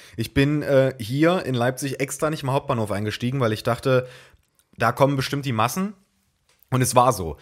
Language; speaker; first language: German; native; German